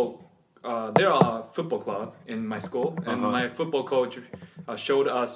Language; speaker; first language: English; non-native, learner; Japanese